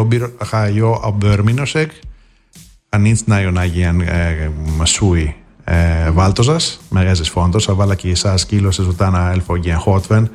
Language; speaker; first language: Hungarian; non-native, fluent; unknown